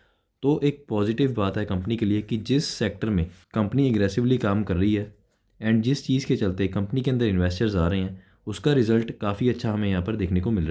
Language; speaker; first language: Hindi; native; Hindi